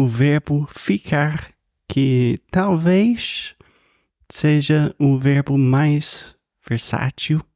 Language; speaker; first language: Portuguese; non-native, fluent; English